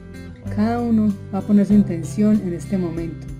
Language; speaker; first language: Spanish; native; Spanish